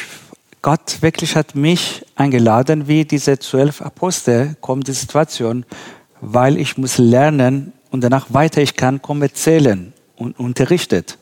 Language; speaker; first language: German; non-native, learner; Persian